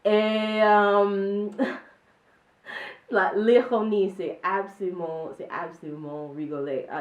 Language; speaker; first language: French; non-native, learner; English